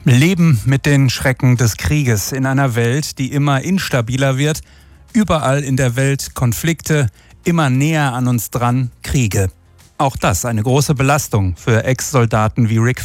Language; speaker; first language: German; native; German